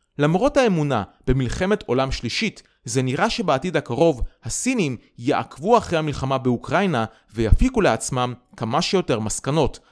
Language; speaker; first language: Hebrew; native; Hebrew